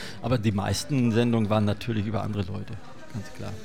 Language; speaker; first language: German; native; German